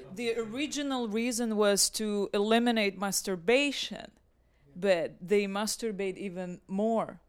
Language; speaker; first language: English; non-native, fluent; Russian